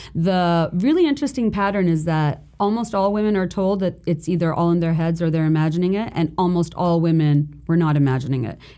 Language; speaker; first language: English; non-native, local second language; Bangla